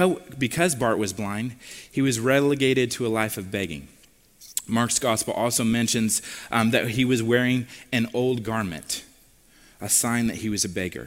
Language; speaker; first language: English; native; English